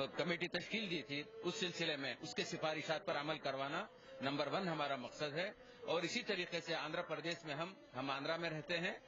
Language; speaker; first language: Urdu; native; Urdu